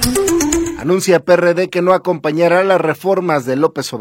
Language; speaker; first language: Spanish; native; Spanish